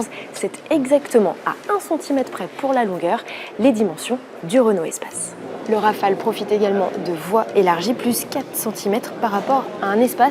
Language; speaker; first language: French; native; French